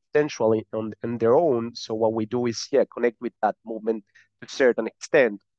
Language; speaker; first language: English; non-native, fluent; Spanish